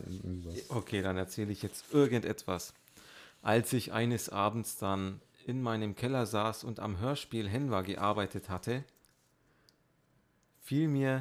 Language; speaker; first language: German; native; German